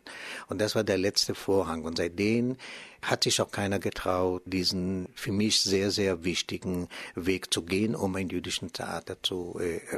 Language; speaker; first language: German; non-native, fluent; Hebrew